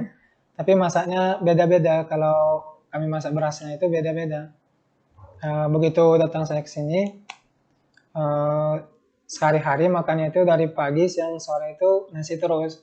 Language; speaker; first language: Indonesian; non-native, fluent; Turkmen